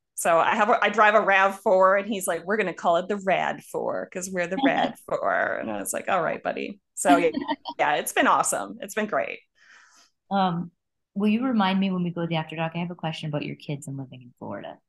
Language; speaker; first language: English; native; English